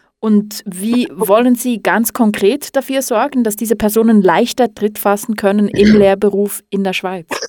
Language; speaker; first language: German; native; German